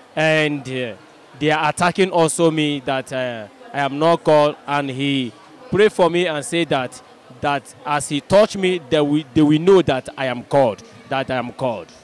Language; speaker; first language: English; non-native, local second language; Igbo